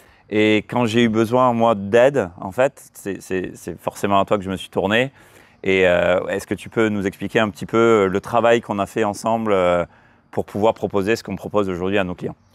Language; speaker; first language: French; native; French